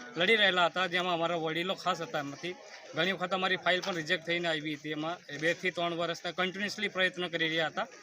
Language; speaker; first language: Gujarati; native; Gujarati